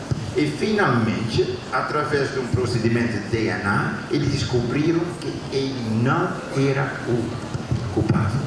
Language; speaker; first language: Portuguese; non-native, fluent; Dutch